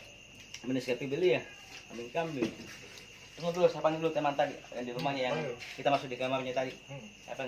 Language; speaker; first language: Indonesian; non-native, local second language; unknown